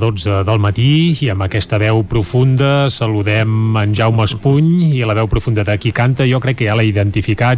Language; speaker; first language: Catalan; native; Catalan